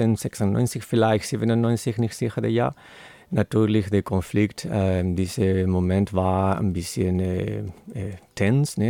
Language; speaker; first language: German; non-native, learner; Spanish